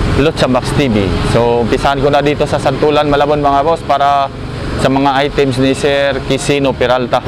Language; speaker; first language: Filipino; non-native, local second language; Cebuano